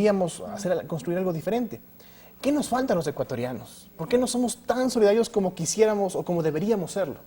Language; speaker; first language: Spanish; native; Spanish